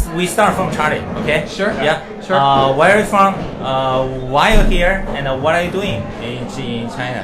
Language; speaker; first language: English; non-native, learner; Chinese